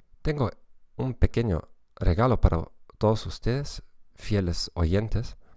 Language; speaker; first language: Spanish; non-native, fluent; German